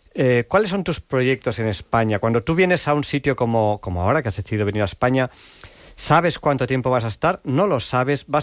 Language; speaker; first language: Spanish; native; Spanish